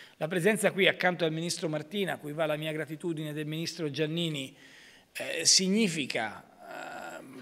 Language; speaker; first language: Italian; native; Italian